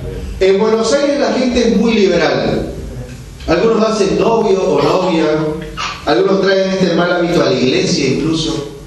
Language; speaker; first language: Spanish; non-native, fluent; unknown